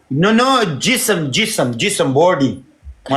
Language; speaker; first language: English; non-native, learner; Pashto